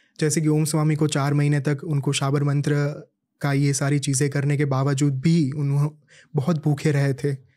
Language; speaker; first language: Hindi; native; Hindi